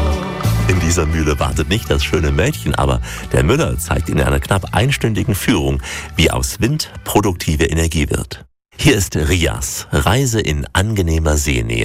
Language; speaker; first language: German; native; German